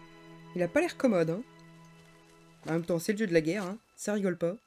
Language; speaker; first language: French; native; French